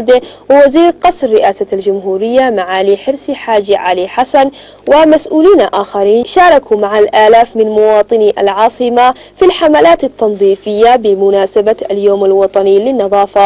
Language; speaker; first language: Arabic; non-native, local second language; Somali